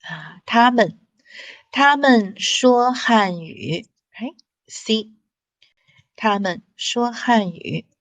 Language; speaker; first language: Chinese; non-native, fluent; English